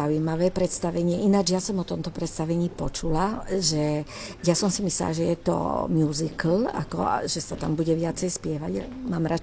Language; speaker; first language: Slovak; native; Slovak